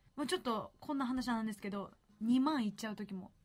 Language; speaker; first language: Japanese; native; Japanese